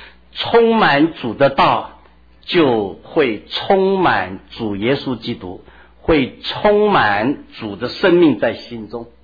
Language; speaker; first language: Chinese; native; Chinese